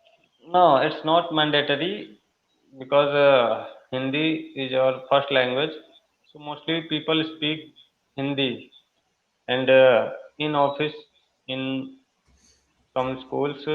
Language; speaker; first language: English; non-native, learner; Hindi